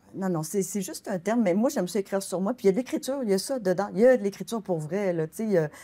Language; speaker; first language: French; native; French